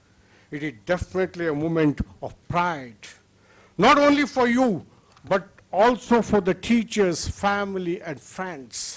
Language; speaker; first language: English; non-native, local second language; Kannada